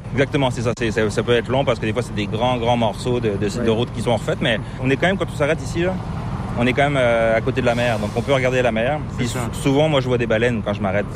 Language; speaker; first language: French; native; French